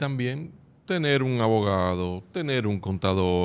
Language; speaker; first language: Spanish; native; Spanish